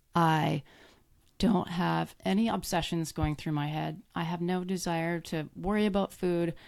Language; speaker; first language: English; native; English